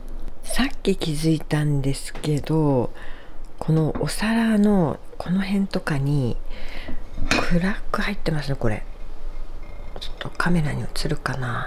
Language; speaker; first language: Japanese; native; Japanese